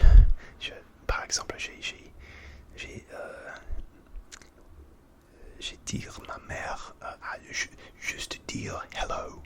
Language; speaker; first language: French; non-native, learner; English